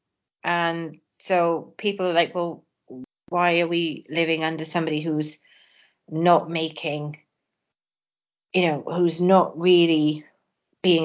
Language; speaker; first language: English; native; English